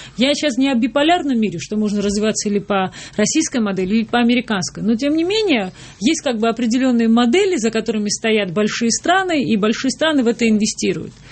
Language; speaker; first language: Russian; non-native, local second language; Georgian